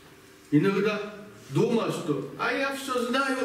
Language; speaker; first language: Russian; non-native, learner; Korean